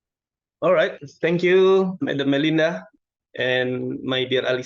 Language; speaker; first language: English; non-native, local second language; Indonesian